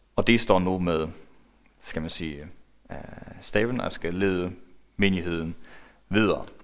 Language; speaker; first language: Danish; non-native, local second language; Faroese